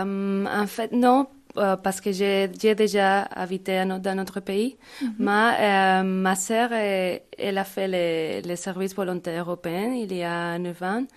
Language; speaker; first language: French; non-native, learner; Spanish